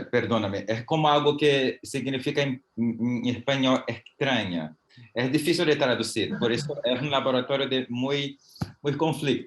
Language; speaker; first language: Spanish; non-native, learner; Portuguese